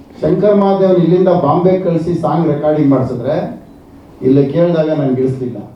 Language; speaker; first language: Kannada; non-native, local second language; Telugu